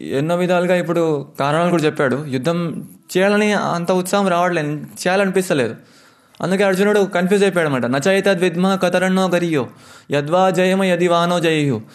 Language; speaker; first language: Telugu; native; Telugu